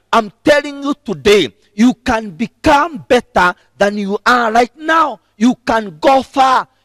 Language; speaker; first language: English; non-native, local second language; Swahili